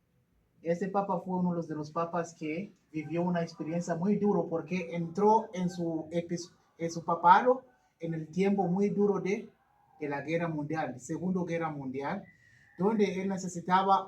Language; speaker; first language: Spanish; non-native, learner; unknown